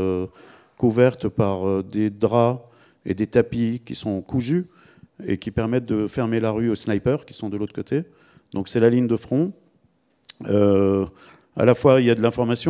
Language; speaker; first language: French; native; French